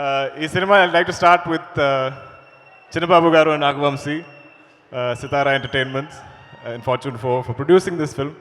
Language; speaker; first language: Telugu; non-native, learner; Malayalam